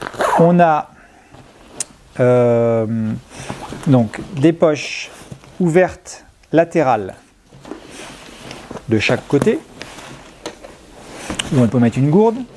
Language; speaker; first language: French; native; French